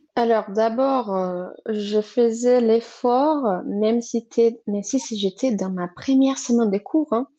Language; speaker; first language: French; non-native, fluent; Portuguese